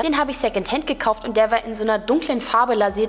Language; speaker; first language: German; native; German